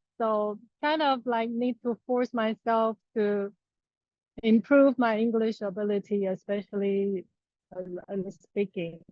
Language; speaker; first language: English; non-native, learner; Chinese